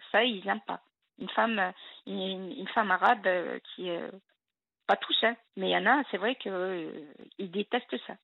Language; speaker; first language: French; non-native, local second language; Arabic